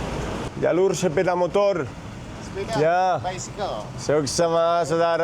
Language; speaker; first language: Indonesian; non-native, learner; Spanish